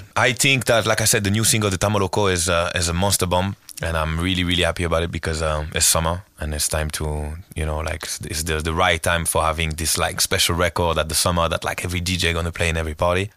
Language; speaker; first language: English; non-native, fluent; French